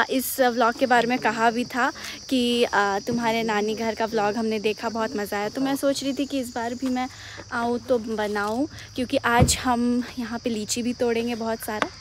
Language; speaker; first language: Hindi; native; Hindi